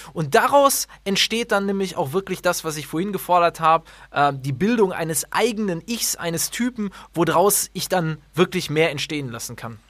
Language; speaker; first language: German; native; German